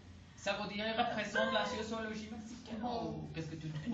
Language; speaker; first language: French; non-native, learner; Spanish